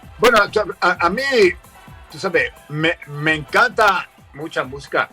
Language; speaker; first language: Spanish; early bilingual, heritage; Spanish